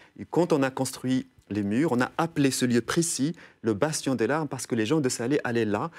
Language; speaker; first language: French; non-native, local second language; Arabic